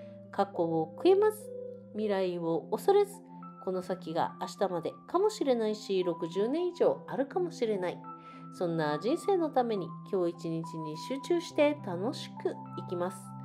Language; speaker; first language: Japanese; native; Japanese